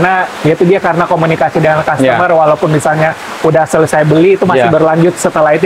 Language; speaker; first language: Indonesian; native; Indonesian